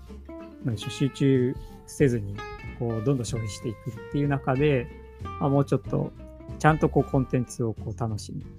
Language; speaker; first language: Japanese; native; Japanese